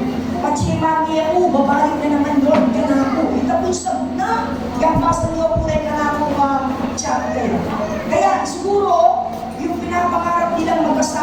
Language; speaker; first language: Filipino; native; Filipino